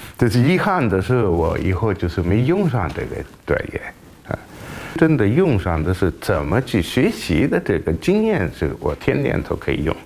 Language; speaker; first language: Chinese; non-native, fluent; Tamil